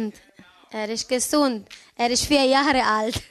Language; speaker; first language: German; non-native, learner; Romanian